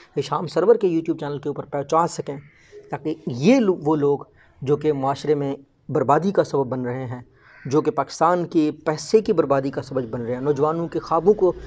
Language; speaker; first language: Urdu; non-native, local second language; Baluchi